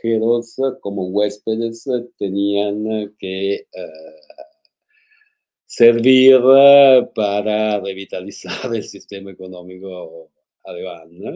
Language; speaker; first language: Spanish; non-native, fluent; Italian